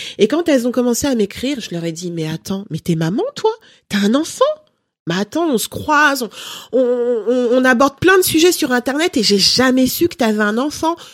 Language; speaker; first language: French; early bilingual, other home language; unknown